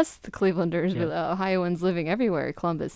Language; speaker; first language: English; native; English